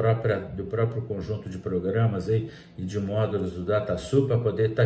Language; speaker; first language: Portuguese; native; Portuguese